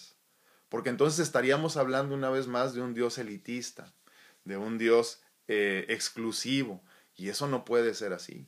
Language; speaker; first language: Spanish; native; Spanish